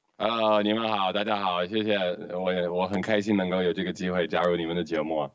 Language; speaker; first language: Chinese; non-native, fluent; English